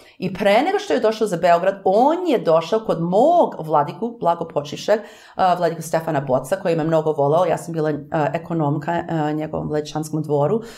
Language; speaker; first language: Serbian; early bilingual, heritage; English